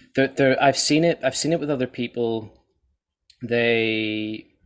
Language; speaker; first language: English; native; English